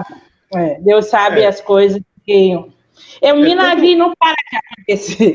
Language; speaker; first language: Portuguese; non-native, fluent; Haitian Creole